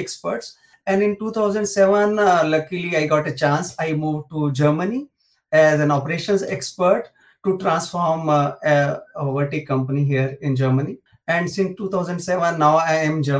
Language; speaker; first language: English; non-native, local second language; Hindi